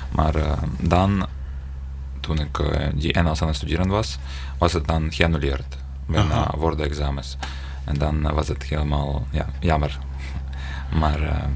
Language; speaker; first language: Dutch; non-native, fluent; Ukrainian